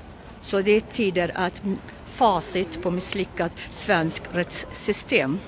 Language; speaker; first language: Swedish; non-native, local second language; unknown